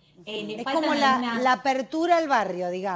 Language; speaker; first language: Spanish; native; Spanish